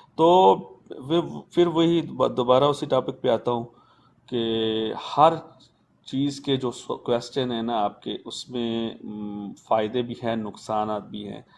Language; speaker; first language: Urdu; non-native, local second language; Punjabi